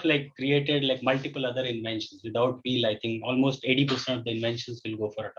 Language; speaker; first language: English; non-native, local second language; Hindi